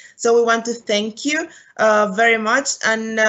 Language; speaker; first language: English; non-native, fluent; Romanian